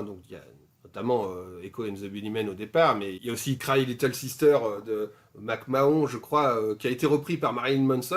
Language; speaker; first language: French; native; French